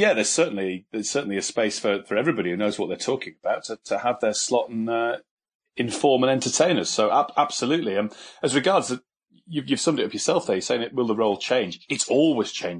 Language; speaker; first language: English; native; English